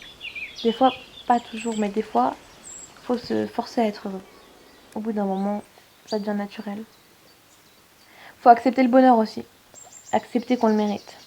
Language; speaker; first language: French; native; French